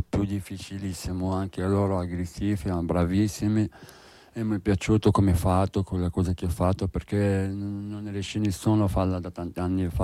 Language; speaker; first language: Italian; non-native, learner; Arabic